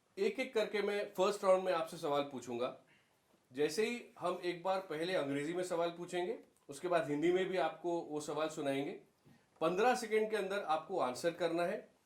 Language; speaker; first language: Hindi; native; Hindi